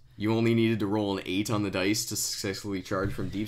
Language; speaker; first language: English; native; English